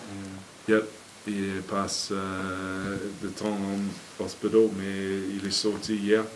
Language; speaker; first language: French; non-native, fluent; English